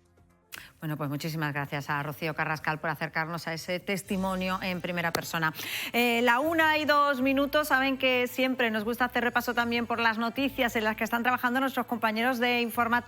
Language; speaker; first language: Spanish; native; Spanish